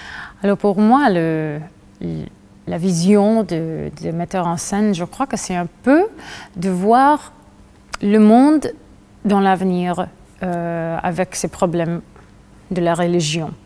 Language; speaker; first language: French; non-native, fluent; Spanish